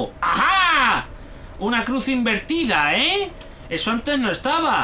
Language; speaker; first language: Spanish; native; Spanish